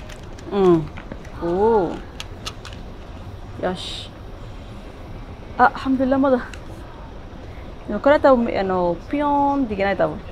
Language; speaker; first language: Japanese; non-native, learner; Arabic